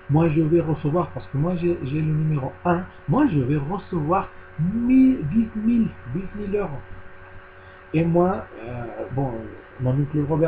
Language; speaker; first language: French; non-native, learner; Spanish